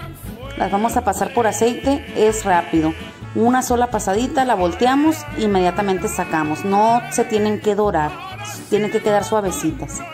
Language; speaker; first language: Spanish; native; Spanish